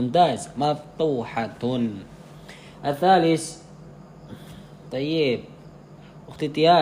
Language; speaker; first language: Arabic; non-native, fluent; Indonesian